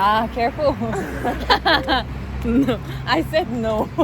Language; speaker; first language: English; non-native, learner; Korean